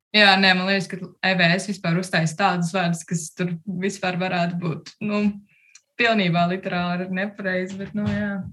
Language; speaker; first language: Latvian; early bilingual, heritage; Latvian